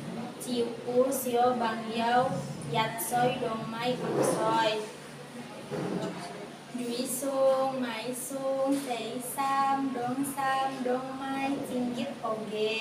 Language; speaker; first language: Cantonese; non-native, learner; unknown